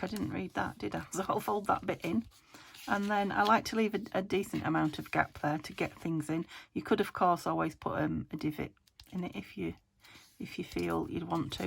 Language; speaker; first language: English; native; English